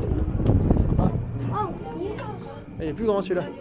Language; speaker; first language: French; native; French